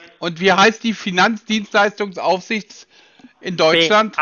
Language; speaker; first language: German; native; German